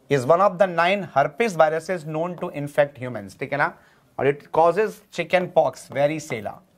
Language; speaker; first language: Hindi; native; Hindi